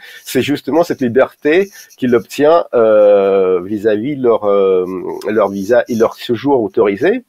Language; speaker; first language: French; non-native, fluent; Russian